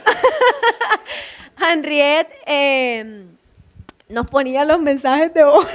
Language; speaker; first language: Spanish; native; Spanish